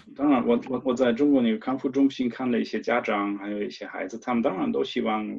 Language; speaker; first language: Chinese; non-native, fluent; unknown